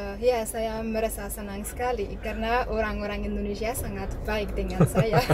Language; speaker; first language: Indonesian; non-native, learner; Malagasy